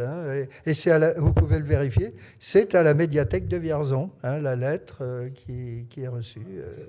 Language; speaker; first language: French; native; French